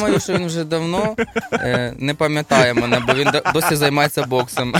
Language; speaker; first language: Ukrainian; non-native, local second language; Russian